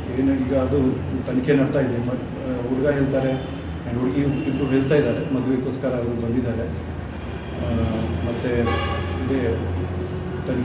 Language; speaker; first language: Kannada; non-native, fluent; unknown